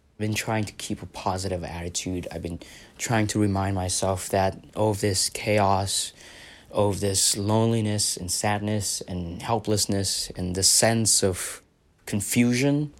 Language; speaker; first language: English; non-native, fluent; Vietnamese